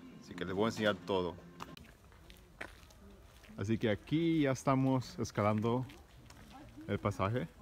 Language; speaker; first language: Spanish; early bilingual, heritage; Spanish